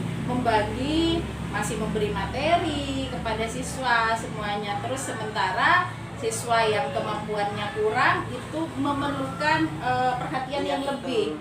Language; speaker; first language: Indonesian; native; Indonesian